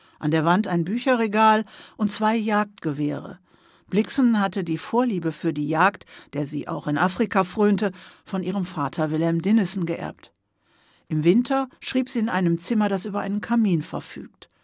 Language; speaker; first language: German; native; German